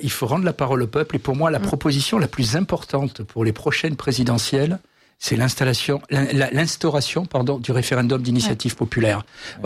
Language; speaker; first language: French; native; French